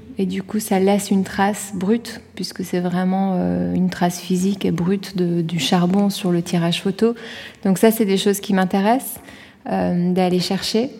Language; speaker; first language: French; early bilingual, other home language; Persian